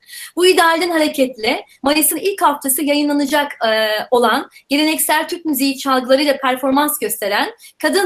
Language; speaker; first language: Turkish; native; Turkish